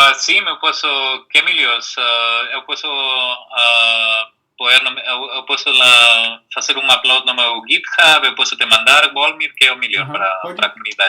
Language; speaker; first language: Portuguese; non-native, fluent; Spanish